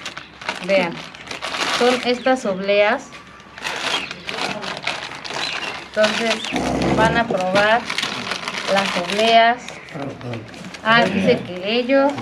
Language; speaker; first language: Spanish; native; Spanish